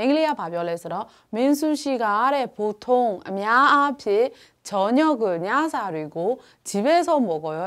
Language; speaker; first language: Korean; non-native, fluent; Burmese